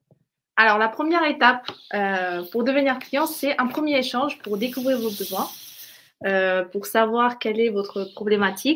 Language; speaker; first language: French; native; French